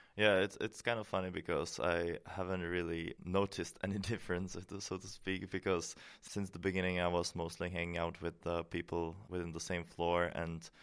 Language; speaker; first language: English; non-native, fluent; Czech